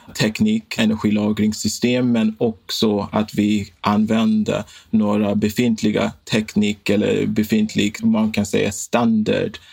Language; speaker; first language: Swedish; non-native, fluent; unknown